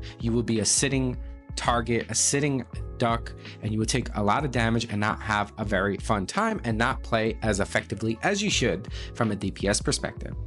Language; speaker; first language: English; native; English